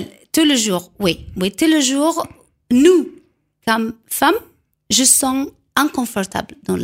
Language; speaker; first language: French; non-native, learner; Arabic